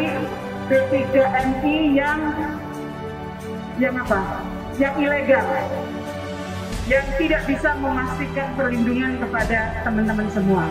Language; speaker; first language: Indonesian; native; Indonesian